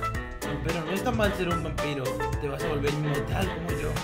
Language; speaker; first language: Spanish; native; Spanish